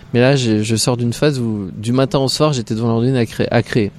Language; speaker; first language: French; native; French